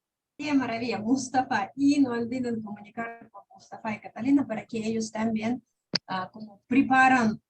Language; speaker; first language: Spanish; non-native, fluent; Russian